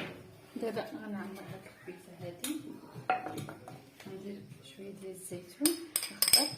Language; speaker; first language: Arabic; native; Arabic